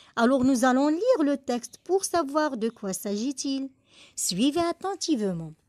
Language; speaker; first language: French; non-native, local second language; Arabic